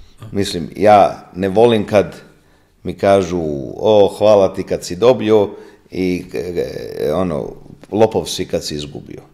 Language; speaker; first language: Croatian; non-native, fluent; Italian